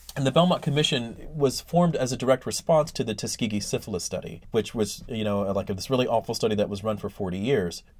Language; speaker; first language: English; native; English